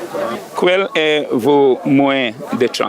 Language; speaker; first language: French; non-native, learner; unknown